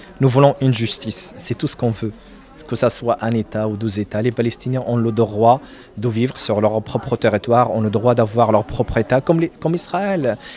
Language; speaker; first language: French; non-native, fluent; Arabic